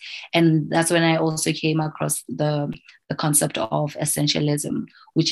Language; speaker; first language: English; non-native, local second language; Southern Sotho